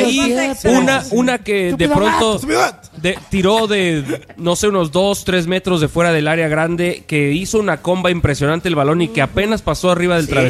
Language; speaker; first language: Spanish; native; Spanish